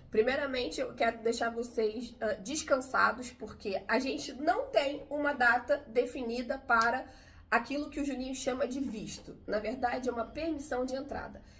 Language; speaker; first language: Portuguese; native; Portuguese